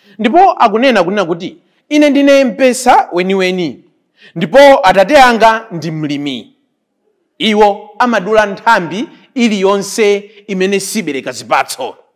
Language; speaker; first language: Nyanja; native; Nyanja